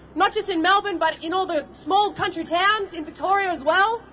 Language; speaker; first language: English; native; English